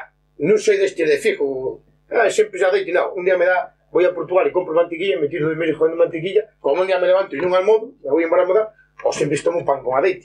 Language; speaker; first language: Spanish; non-native, local second language; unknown